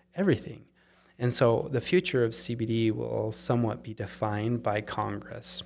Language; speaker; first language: English; native; English